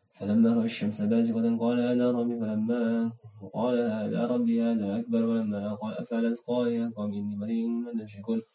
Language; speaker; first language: Arabic; non-native, learner; Indonesian